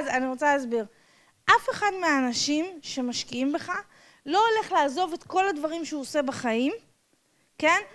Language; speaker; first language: Hebrew; non-native, fluent; English